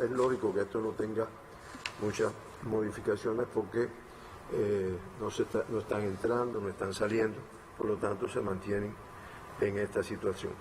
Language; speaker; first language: Spanish; native; Spanish